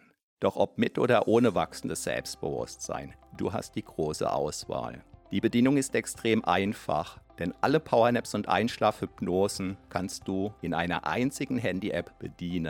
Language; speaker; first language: German; native; German